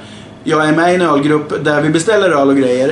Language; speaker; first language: Swedish; native; Swedish